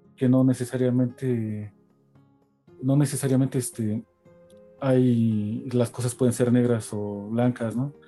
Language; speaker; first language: Spanish; native; Spanish